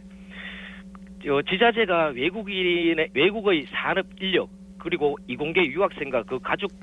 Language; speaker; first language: Korean; native; Korean